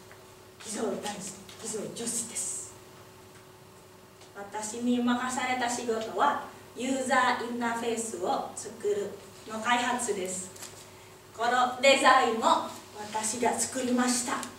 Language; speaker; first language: Japanese; non-native, learner; Indonesian